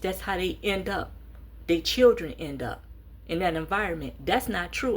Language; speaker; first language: English; native; English